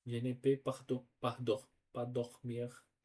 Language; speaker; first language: French; non-native, learner; Portuguese